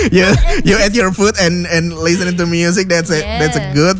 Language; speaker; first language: English; non-native, learner; Indonesian